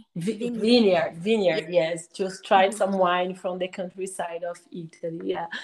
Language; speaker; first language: English; non-native, fluent; Portuguese